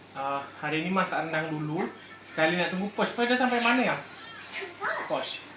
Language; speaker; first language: Malay; non-native, fluent; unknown